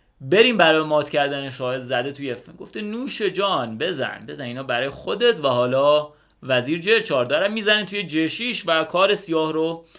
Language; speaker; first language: Persian; native; Persian